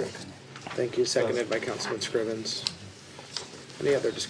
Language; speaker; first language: English; native; English